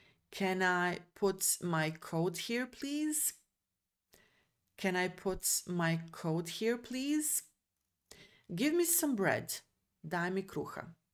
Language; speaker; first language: English; non-native, fluent; Serbian